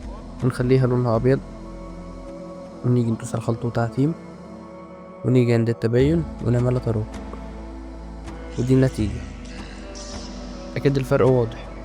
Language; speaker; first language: Arabic; native; Arabic